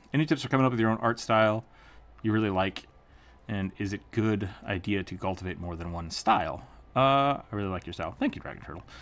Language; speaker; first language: English; native; English